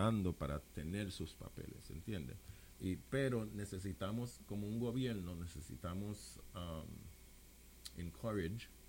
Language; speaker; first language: Spanish; non-native, local second language; English